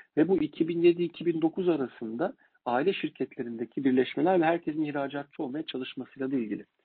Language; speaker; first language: Turkish; native; Turkish